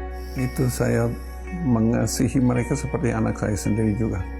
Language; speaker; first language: Indonesian; non-native, fluent; English